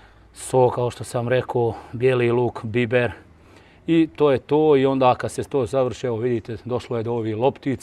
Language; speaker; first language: Bosnian; native; Bosnian